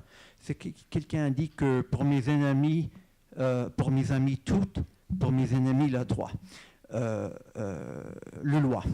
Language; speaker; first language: French; non-native, fluent; English